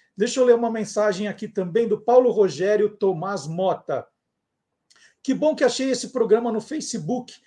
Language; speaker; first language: Portuguese; native; Portuguese